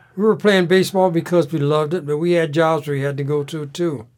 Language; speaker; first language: English; native; English